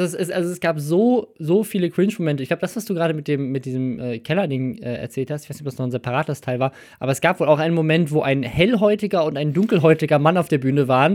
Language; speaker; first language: German; native; German